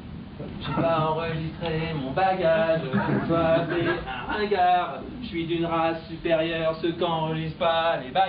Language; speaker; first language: French; native; French